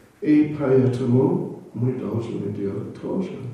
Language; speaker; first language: Russian; non-native, learner; English